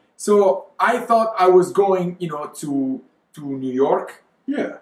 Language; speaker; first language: English; non-native, fluent; Italian